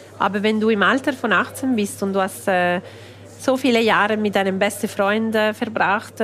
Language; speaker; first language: German; non-native, local second language; Italian